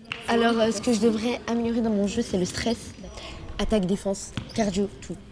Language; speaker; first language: French; native; French